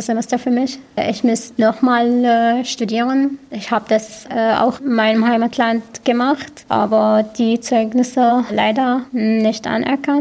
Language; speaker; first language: German; non-native, fluent; Arabic